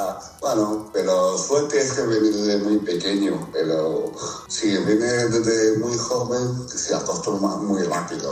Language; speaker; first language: Spanish; non-native, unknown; Chinese